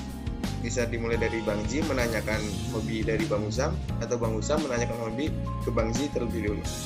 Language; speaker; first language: Indonesian; native; Indonesian